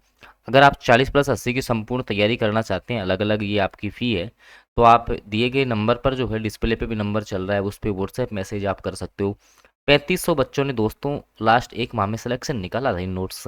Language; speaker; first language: Hindi; native; Hindi